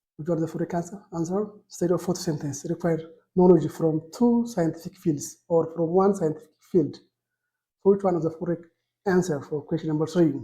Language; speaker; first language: English; non-native, local second language; Amharic